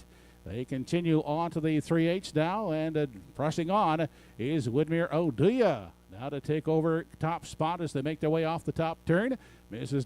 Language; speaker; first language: English; native; English